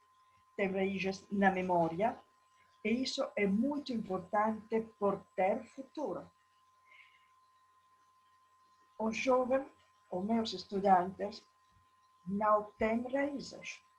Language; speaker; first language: Portuguese; non-native, learner; Italian